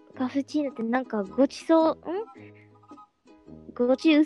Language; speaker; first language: Japanese; non-native, learner; Filipino